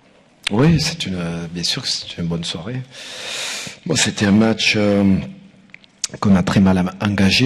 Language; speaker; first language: French; native; French